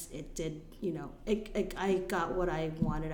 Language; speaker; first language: English; non-native, local second language; Filipino